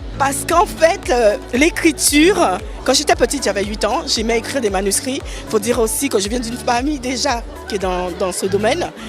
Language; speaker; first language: French; native; French